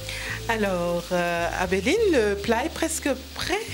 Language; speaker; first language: French; non-native, local second language; Morisyen